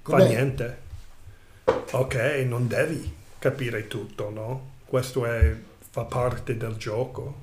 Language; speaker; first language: Italian; non-native, learner; English